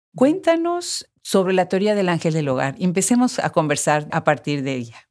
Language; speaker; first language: Spanish; native; Spanish